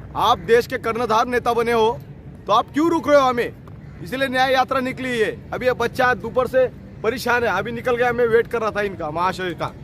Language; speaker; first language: Hindi; non-native, local second language; Marathi